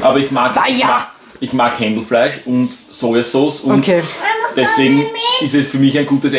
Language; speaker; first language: German; native; German